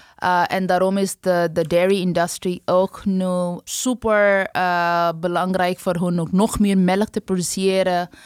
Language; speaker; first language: Dutch; non-native, fluent; Bangla